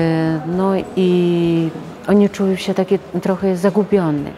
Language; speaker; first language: Polish; non-native, local second language; Ukrainian